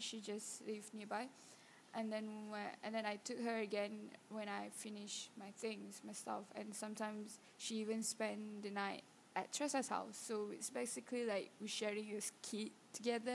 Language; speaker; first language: English; non-native, local second language; Malay